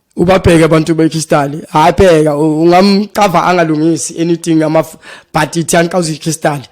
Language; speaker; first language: Zulu; native; Zulu